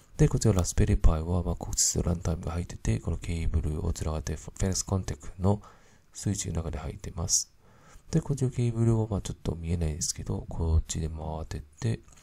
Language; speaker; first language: Japanese; non-native, fluent; Cantonese